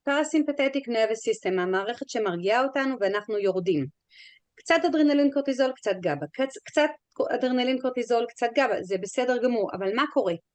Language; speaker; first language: Hebrew; non-native, fluent; English